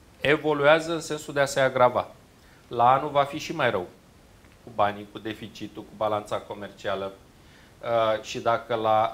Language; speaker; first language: Romanian; native; Romanian